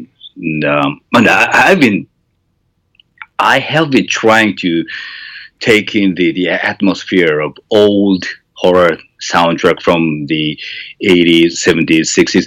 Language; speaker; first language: English; non-native, fluent; Japanese